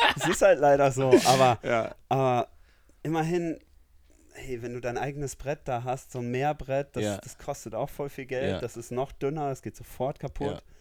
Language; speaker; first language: German; early bilingual, heritage; German